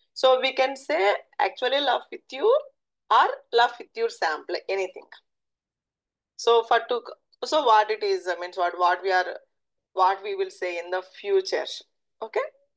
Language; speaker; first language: English; non-native, local second language; Telugu